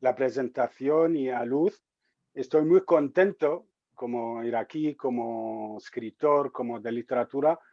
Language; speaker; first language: Spanish; non-native, fluent; Arabic